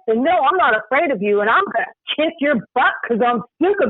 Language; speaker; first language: English; native; English